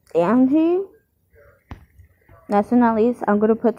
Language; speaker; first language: English; native; English